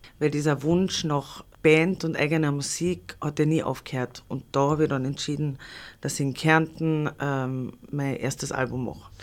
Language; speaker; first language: German; non-native, local second language; Slovenian